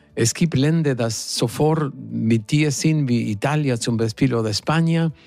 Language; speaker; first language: German; non-native, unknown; Spanish